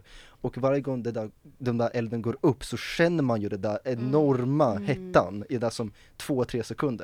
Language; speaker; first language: Swedish; native; Swedish